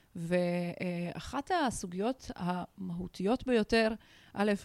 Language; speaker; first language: Hebrew; non-native, fluent; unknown